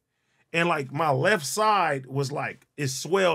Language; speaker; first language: English; native; English